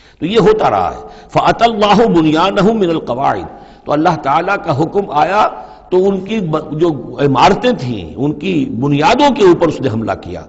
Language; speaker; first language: Urdu; native; Urdu